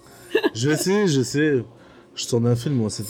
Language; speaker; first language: French; native; French